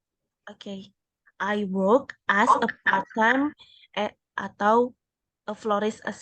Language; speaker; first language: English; non-native, learner; Indonesian